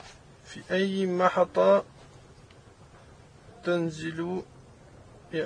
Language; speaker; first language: Arabic; non-native, learner; French